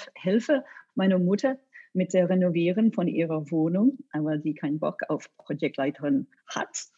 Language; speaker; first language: German; non-native, learner; English